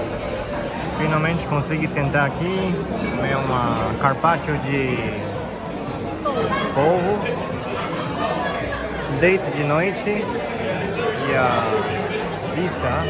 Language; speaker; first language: Portuguese; non-native, fluent; Chinese